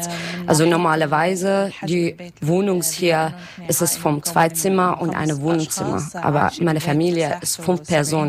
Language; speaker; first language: German; non-native, learner; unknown